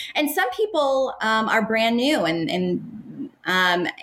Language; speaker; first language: English; native; English